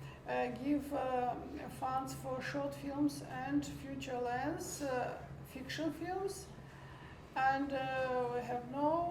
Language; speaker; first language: English; non-native, learner; Armenian